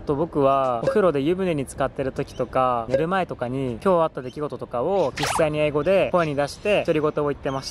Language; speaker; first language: Japanese; native; Japanese